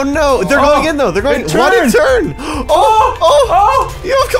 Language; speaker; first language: English; native; English